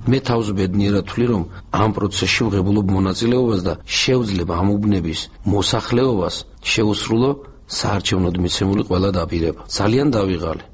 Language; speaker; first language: Georgian; native; Georgian